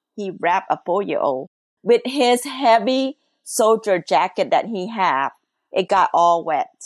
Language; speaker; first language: English; early bilingual, other home language; Lao